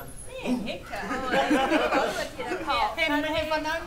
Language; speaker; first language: Māori; non-native, learner; English